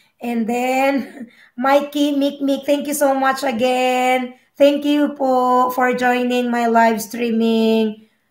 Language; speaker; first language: English; non-native, local second language; Filipino